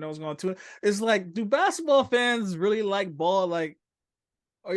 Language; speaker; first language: English; native; English